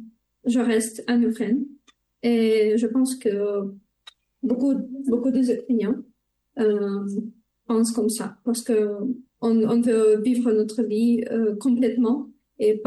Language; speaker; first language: French; non-native, learner; Ukrainian